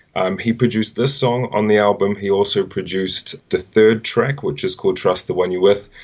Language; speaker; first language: English; native; English